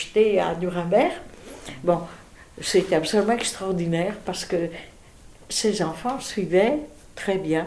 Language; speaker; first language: French; native; French